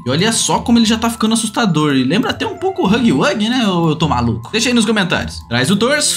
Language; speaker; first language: Portuguese; native; Portuguese